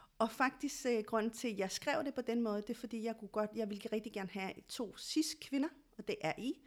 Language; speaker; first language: Danish; early bilingual, other home language; Spanish